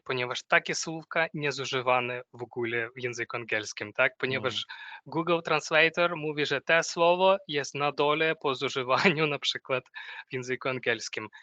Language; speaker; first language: Polish; non-native, fluent; Ukrainian